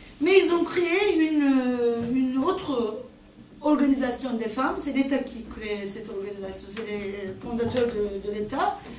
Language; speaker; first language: French; non-native, fluent; Turkish